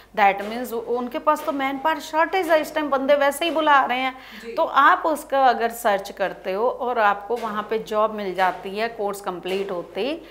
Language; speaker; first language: Hindi; non-native, local second language; Punjabi